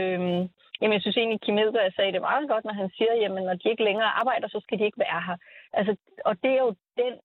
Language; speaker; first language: Danish; native; Danish